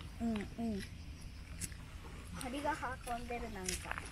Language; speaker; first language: Japanese; native; Japanese